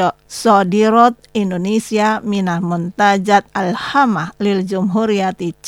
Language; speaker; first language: Arabic; non-native, fluent; Indonesian